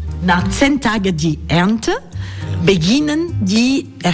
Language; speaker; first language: German; non-native, fluent; French